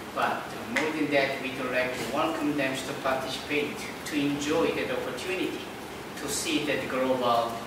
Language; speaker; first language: English; non-native, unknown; Korean